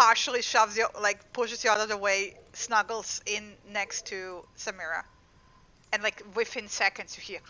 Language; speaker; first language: English; native; English